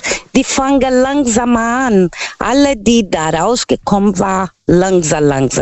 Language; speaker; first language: German; non-native, learner; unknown